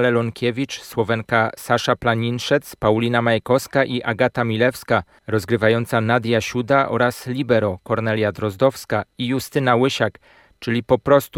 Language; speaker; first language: Polish; native; Polish